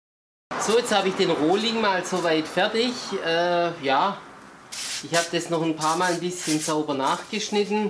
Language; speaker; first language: German; native; German